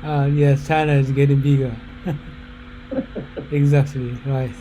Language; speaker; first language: English; non-native, fluent; Japanese